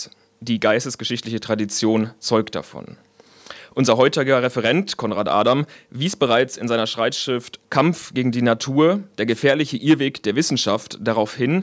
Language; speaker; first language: German; native; German